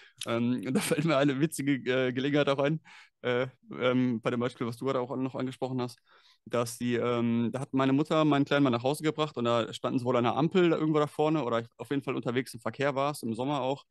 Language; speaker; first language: German; native; German